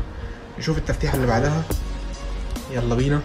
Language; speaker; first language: Arabic; native; Arabic